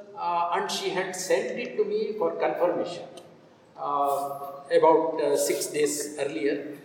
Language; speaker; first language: English; non-native, local second language; Kannada